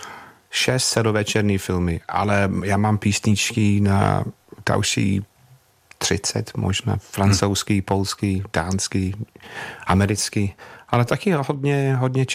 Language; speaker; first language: Czech; non-native, fluent; English